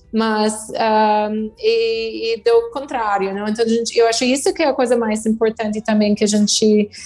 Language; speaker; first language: Portuguese; non-native, fluent; English